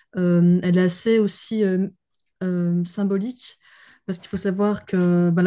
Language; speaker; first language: French; native; French